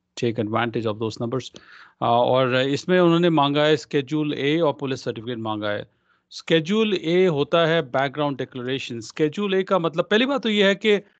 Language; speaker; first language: Hindi; non-native, local second language; Punjabi